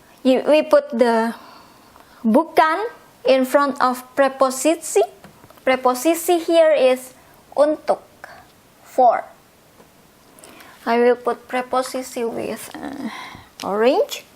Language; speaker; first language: English; non-native, fluent; Indonesian